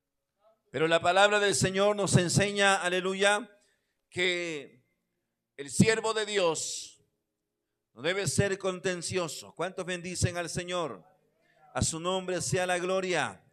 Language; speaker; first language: Spanish; native; Spanish